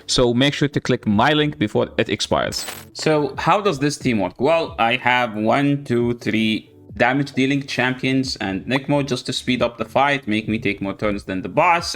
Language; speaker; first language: English; non-native, fluent; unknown